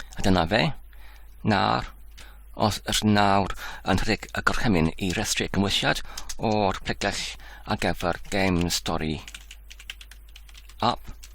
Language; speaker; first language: Welsh; non-native, learner; Dutch